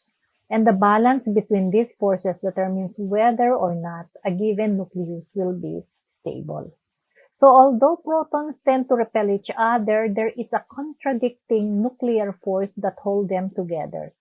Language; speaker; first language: English; non-native, local second language; Filipino